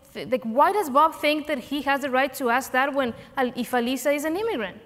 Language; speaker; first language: English; non-native, fluent; Spanish